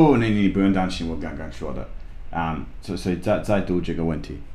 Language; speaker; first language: Chinese; non-native, fluent; English